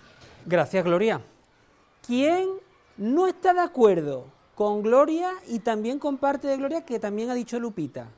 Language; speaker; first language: Spanish; native; Spanish